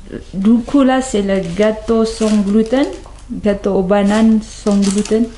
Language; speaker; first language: French; non-native, learner; Indonesian